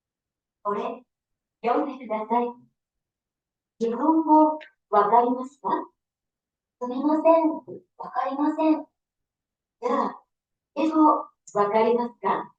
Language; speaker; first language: Japanese; non-native, learner; Indonesian